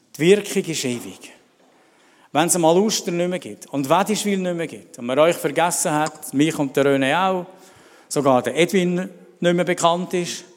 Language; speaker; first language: German; native; German